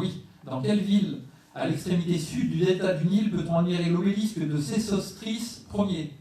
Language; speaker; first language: French; native; French